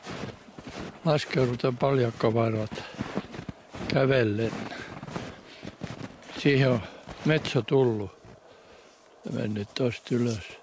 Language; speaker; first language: Finnish; native; Finnish